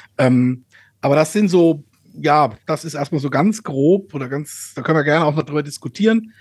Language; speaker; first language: German; native; German